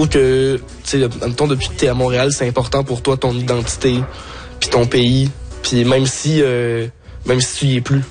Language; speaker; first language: French; native; French